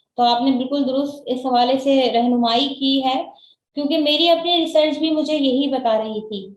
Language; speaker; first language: Urdu; native; Urdu